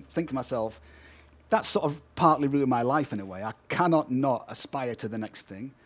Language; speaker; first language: English; native; English